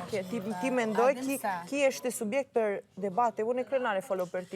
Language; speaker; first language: Albanian; early bilingual, heritage; Albanian